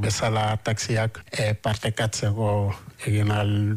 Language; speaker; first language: Basque; non-native, fluent; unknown